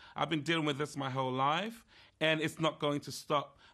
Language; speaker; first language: English; native; English